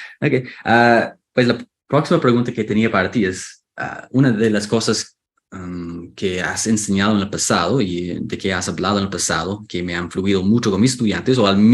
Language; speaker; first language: Spanish; non-native, fluent; English